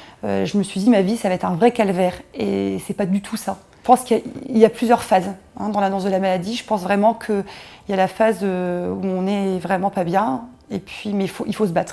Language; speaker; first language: French; native; French